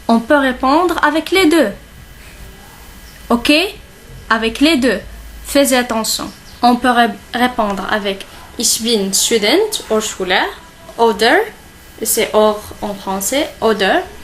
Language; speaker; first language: French; non-native, local second language; Arabic